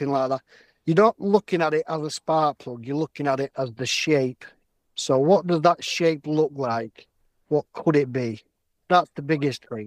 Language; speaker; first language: English; native; English